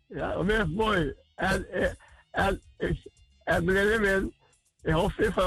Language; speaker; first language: Dutch; non-native, learner; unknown